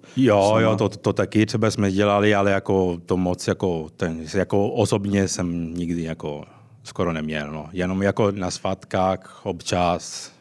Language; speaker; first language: Czech; non-native, fluent; Italian